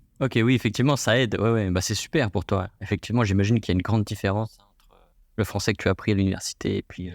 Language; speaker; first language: French; native; French